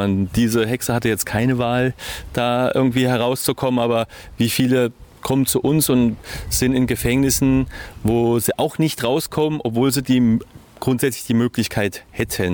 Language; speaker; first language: German; native; German